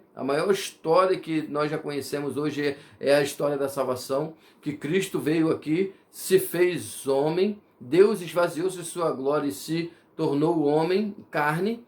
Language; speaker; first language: Portuguese; native; Portuguese